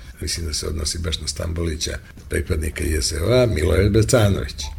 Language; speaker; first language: Serbian; native; Serbian